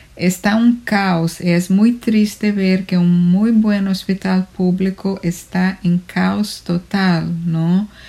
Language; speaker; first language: Spanish; non-native, fluent; Portuguese